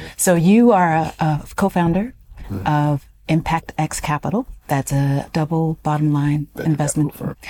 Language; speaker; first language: English; native; English